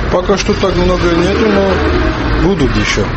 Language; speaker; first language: Russian; non-native, learner; Armenian